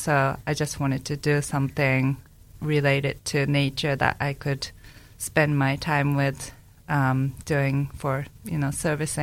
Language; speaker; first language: English; non-native, fluent; Japanese